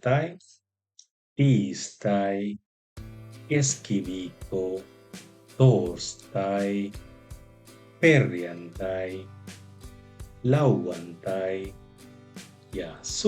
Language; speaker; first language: Finnish; non-native, fluent; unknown